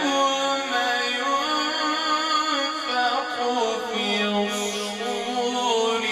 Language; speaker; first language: Arabic; native; Arabic